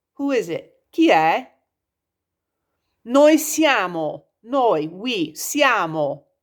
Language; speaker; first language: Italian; non-native, fluent; English